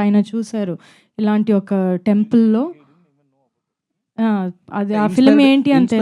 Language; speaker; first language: Telugu; non-native, fluent; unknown